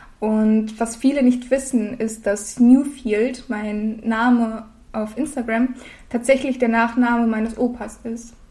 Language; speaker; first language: German; early bilingual, other home language; Russian